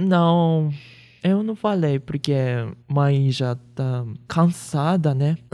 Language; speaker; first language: Portuguese; early bilingual, heritage; Japanese